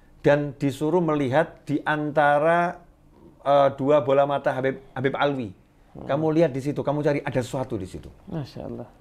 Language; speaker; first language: Indonesian; native; Indonesian